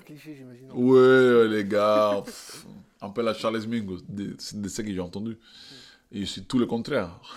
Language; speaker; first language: French; non-native, fluent; Spanish